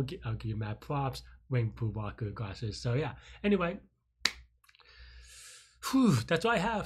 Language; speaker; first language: English; native; English